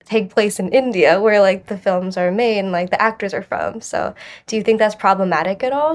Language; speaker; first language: English; native; English